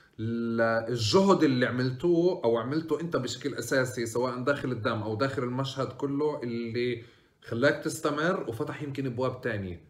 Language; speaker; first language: Arabic; native; Arabic